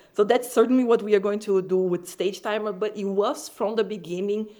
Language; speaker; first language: English; non-native, fluent; Portuguese